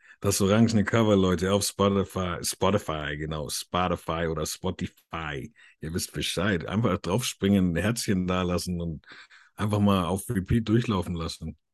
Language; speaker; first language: German; native; German